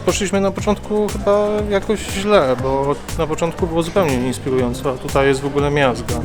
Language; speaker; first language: Polish; native; Polish